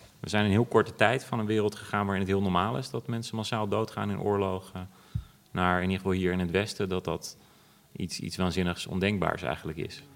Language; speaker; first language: Dutch; native; Dutch